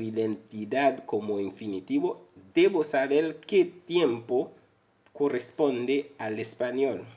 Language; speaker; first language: Spanish; non-native, fluent; Haitian Creole